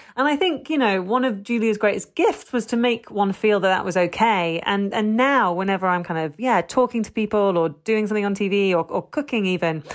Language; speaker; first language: English; native; English